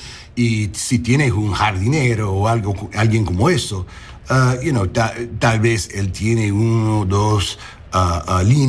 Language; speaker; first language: Spanish; non-native, learner; English